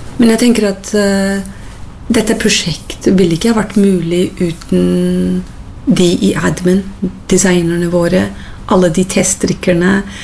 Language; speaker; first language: Norwegian; non-native, fluent; English